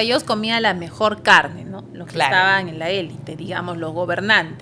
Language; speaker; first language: Spanish; native; Spanish